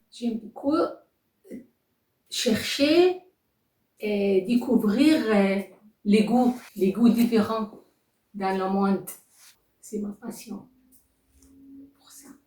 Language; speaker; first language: French; non-native, learner; Arabic